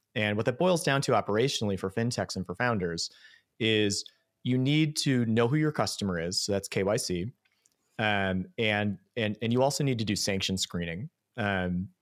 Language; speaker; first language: English; native; English